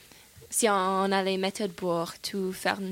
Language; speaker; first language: French; non-native, fluent; English